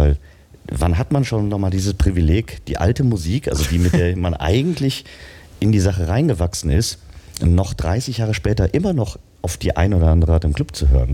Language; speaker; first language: German; native; German